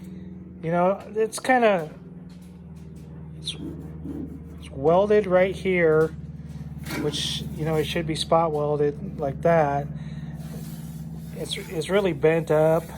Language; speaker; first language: English; native; English